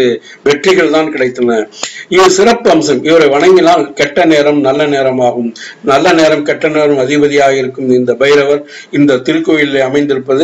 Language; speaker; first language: Tamil; native; Tamil